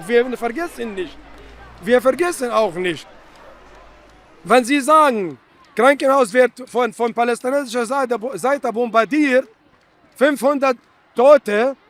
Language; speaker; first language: German; non-native, fluent; Arabic